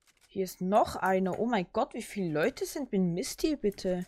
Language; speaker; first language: German; native; German